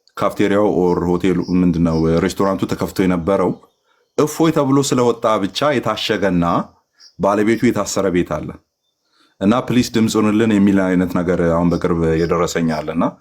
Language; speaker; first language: Amharic; native; Amharic